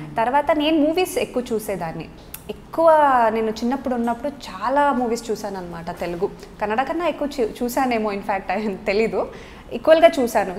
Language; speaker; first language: Telugu; non-native, local second language; Kannada